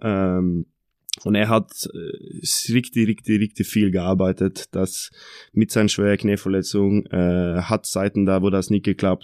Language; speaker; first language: German; non-native, fluent; Norwegian